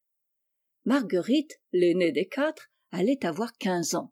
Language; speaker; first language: French; native; French